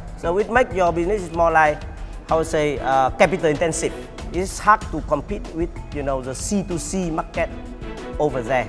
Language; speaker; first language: English; non-native, fluent; Vietnamese